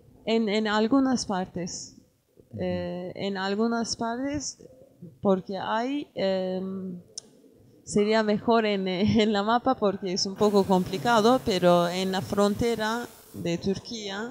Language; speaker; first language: Spanish; non-native, learner; Kurdish